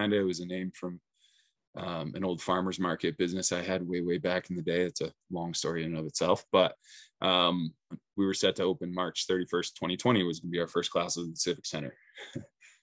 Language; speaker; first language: English; native; English